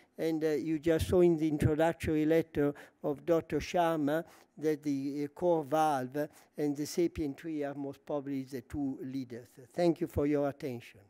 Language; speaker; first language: English; non-native, fluent; Italian